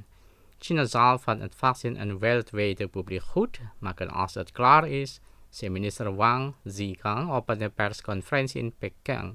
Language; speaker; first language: Dutch; non-native, fluent; Indonesian